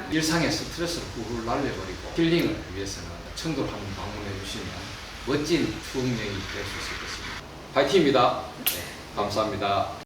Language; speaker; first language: Korean; native; Korean